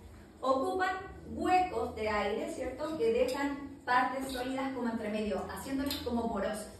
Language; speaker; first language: Spanish; native; Spanish